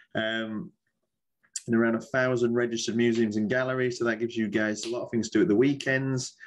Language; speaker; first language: English; native; English